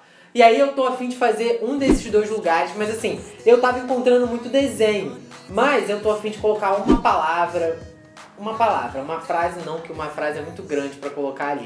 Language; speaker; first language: Portuguese; native; Portuguese